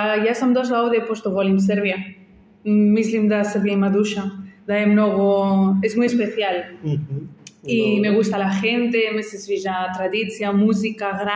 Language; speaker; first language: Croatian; non-native, learner; Spanish